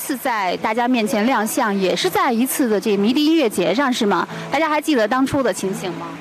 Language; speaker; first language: Chinese; native; Chinese